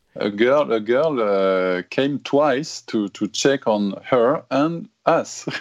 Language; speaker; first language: English; non-native, fluent; French